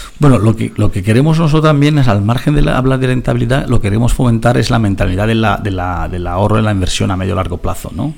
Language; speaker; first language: Spanish; non-native, fluent; Italian